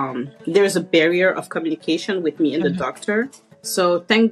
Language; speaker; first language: English; non-native, fluent; French